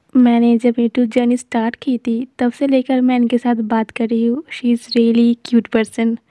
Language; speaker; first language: Hindi; non-native, local second language; Bangla